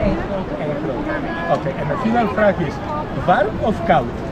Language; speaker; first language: Dutch; non-native, learner; Polish